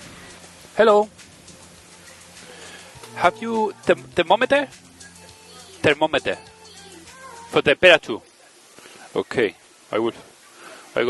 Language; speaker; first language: English; non-native, learner; Spanish